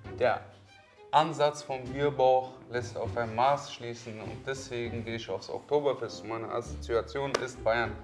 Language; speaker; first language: German; native; German